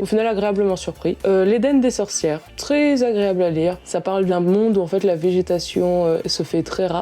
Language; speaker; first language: French; native; French